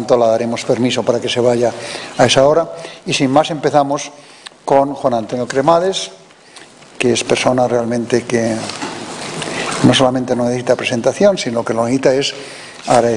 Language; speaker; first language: Spanish; native; Spanish